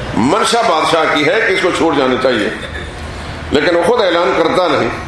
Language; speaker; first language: Urdu; native; Urdu